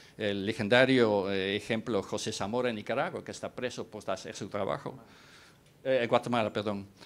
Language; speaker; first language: Spanish; non-native, fluent; Dutch